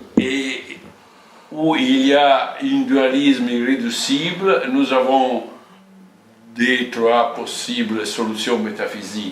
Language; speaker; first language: French; non-native, fluent; Italian